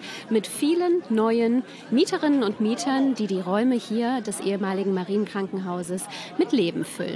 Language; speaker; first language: German; native; German